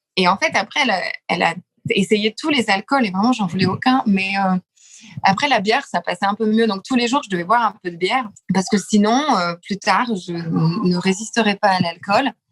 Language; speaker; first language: French; early bilingual, other home language; Lithuanian